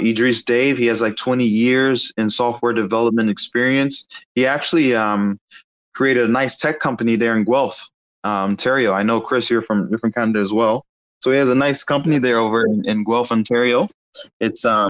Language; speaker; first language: English; native; English